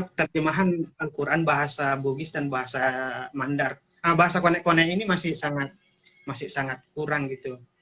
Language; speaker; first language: Indonesian; non-native, local second language; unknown